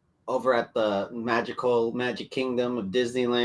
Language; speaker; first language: English; native; English